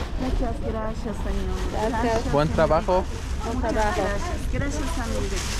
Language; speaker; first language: Spanish; non-native, learner; German